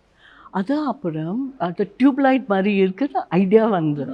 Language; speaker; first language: Tamil; non-native, learner; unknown